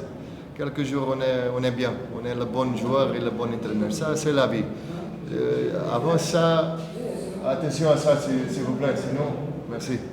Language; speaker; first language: French; non-native, fluent; Portuguese